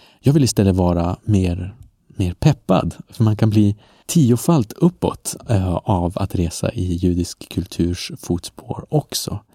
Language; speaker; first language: Swedish; non-native, fluent; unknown